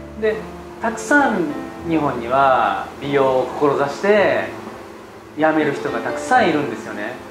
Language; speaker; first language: Japanese; native; Japanese